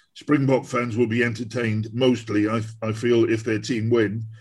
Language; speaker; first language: English; native; English